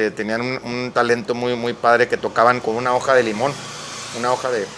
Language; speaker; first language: Spanish; native; Spanish